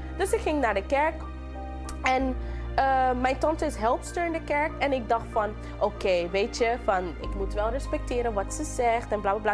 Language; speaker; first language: Dutch; non-native, local second language; English